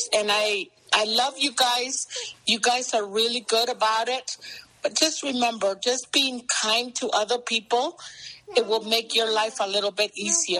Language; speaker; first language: English; early bilingual, other home language; Spanish